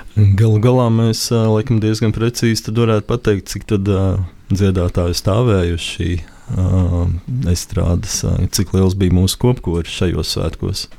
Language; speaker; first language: Latvian; native; Latvian